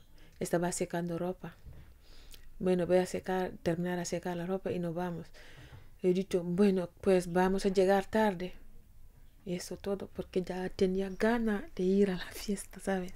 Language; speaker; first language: Spanish; non-native, fluent; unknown